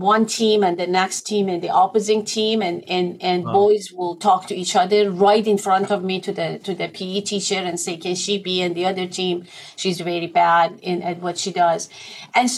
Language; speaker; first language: English; non-native, fluent; Persian